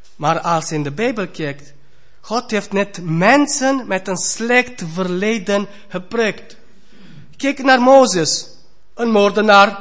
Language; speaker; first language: Dutch; non-native, fluent; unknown